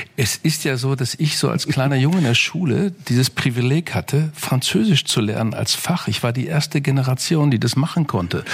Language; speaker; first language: German; native; German